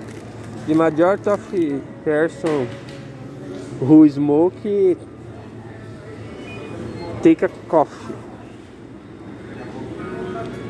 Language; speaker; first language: English; non-native, learner; Portuguese